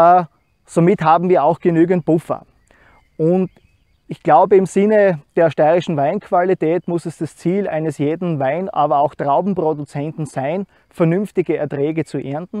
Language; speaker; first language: German; native; German